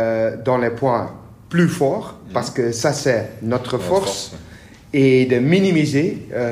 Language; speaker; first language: French; non-native, learner; Dutch